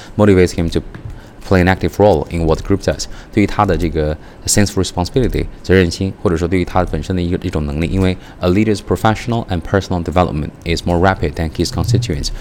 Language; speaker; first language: English; non-native, fluent; Chinese